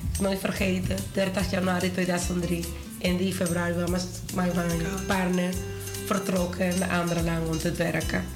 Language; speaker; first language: Dutch; non-native, learner; Spanish